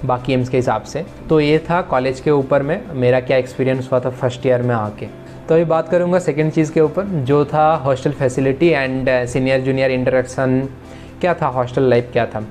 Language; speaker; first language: Hindi; non-native, local second language; Bangla